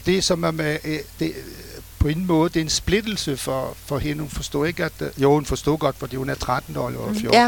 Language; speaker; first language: Danish; non-native, fluent; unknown